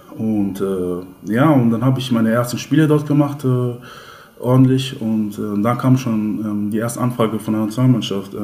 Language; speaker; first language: German; early bilingual, other home language; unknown